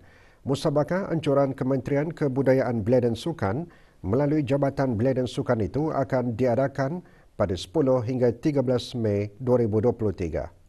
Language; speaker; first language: Malay; native; Malay